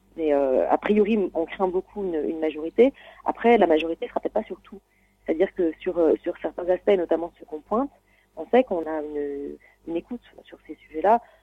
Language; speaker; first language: French; native; French